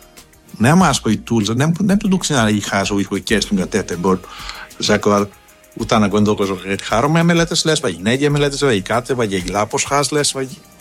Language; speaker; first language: Hungarian; non-native, fluent; Greek